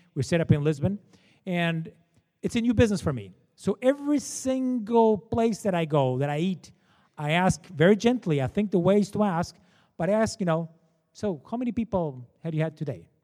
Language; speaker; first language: English; non-native, fluent; Portuguese